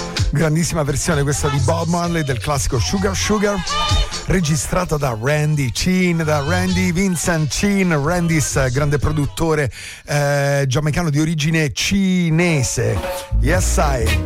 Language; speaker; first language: Italian; native; Italian